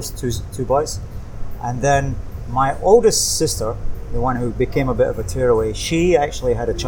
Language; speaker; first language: English; native; English